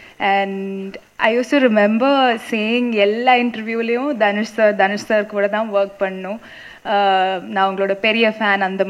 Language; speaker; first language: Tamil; non-native, fluent; Malayalam